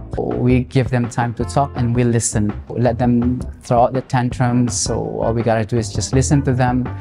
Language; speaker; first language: English; non-native, fluent; Malay